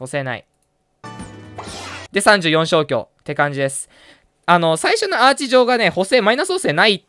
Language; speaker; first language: Japanese; native; Japanese